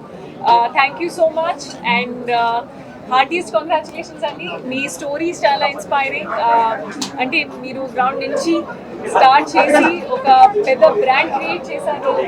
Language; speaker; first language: Telugu; non-native, local second language; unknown